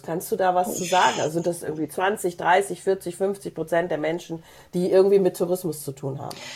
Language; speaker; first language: German; native; German